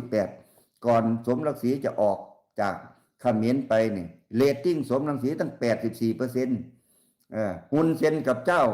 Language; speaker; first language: Thai; non-native, local second language; Lao